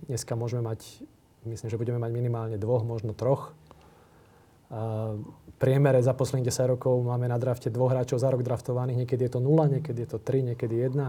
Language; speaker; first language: Slovak; native; Slovak